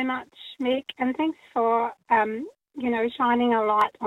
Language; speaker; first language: English; native; English